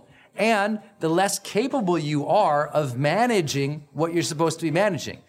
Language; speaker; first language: English; native; English